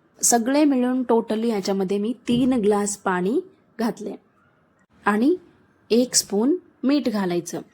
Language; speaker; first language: Marathi; non-native, local second language; Kannada